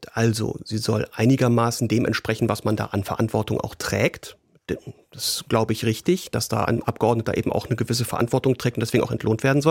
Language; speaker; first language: German; native; German